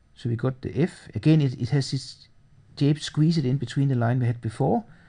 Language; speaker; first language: English; non-native, fluent; Danish